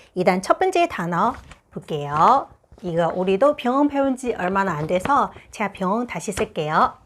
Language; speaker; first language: Korean; non-native, fluent; Chinese